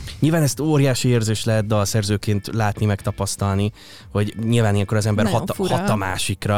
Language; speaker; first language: Hungarian; native; Hungarian